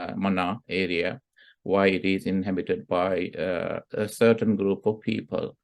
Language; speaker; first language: English; non-native, local second language; Sinhala